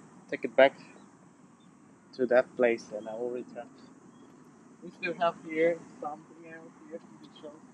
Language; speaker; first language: English; non-native, fluent; Vietnamese